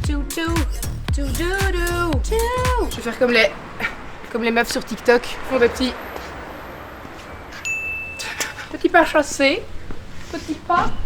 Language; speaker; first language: French; native; French